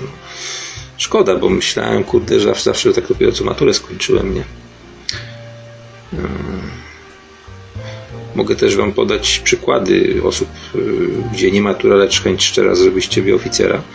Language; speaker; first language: Polish; native; Polish